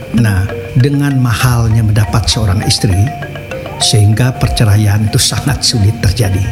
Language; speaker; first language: Indonesian; non-native, local second language; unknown